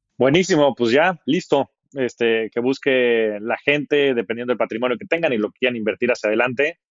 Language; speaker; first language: Spanish; native; Spanish